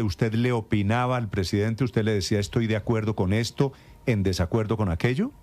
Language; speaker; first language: Spanish; native; Spanish